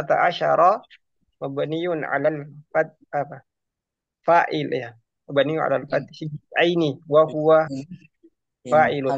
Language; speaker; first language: Arabic; non-native, learner; Indonesian